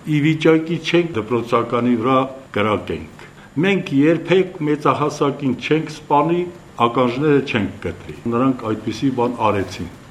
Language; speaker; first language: Armenian; non-native, local second language; Kurdish